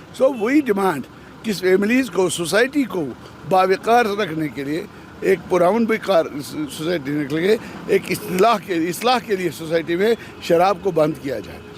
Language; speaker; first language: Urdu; non-native, local second language; Kashmiri